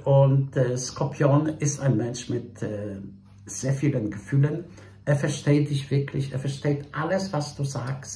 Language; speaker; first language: German; non-native, fluent; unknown